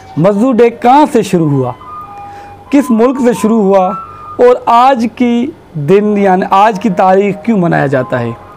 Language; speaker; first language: Urdu; non-native, local second language; Sindhi